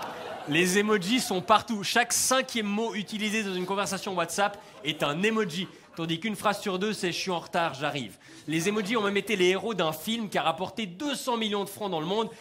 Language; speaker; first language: French; native; French